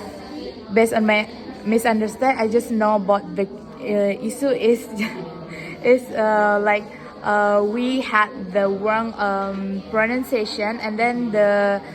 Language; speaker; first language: English; non-native, learner; Indonesian